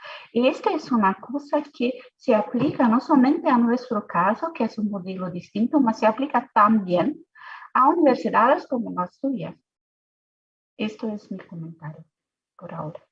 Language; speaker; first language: Spanish; non-native, fluent; Portuguese